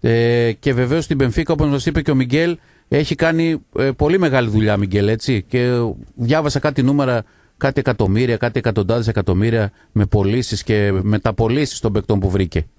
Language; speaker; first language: Greek; native; Greek